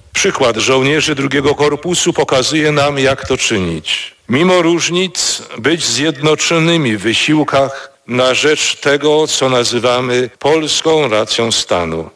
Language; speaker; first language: Polish; native; Polish